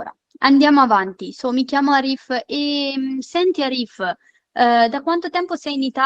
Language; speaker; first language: Italian; non-native, fluent; Urdu